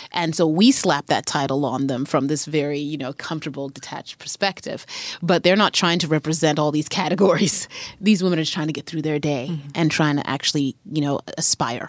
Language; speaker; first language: English; native; English